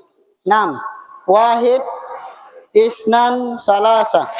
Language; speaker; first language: Arabic; non-native, fluent; Indonesian